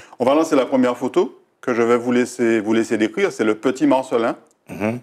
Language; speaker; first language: French; native; French